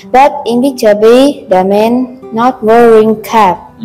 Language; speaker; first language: English; non-native, learner; Vietnamese